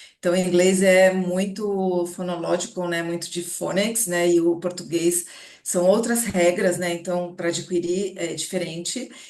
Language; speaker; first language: Portuguese; native; Portuguese